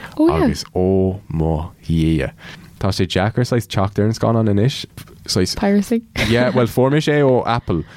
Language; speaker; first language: Irish; non-native, local second language; English